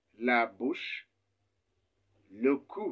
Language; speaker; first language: French; non-native, fluent; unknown